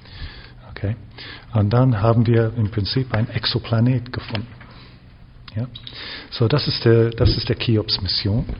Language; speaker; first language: German; non-native, fluent; English